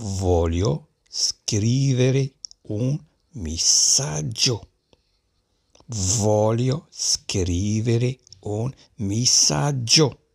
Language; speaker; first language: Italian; non-native, learner; Arabic